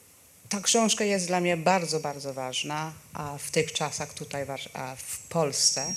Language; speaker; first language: Polish; non-native, fluent; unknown